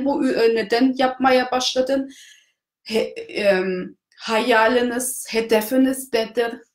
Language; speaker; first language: Turkish; non-native, fluent; German